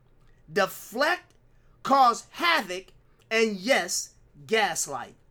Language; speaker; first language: English; native; English